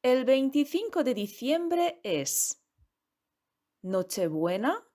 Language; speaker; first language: Spanish; non-native, fluent; Polish